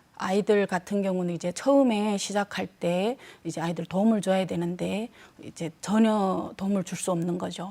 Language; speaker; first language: Korean; non-native, fluent; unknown